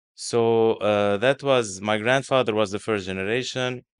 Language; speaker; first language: English; non-native, fluent; Arabic